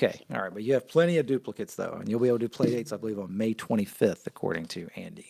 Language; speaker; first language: English; native; English